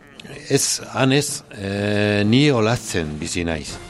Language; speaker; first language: Basque; non-native, learner; Spanish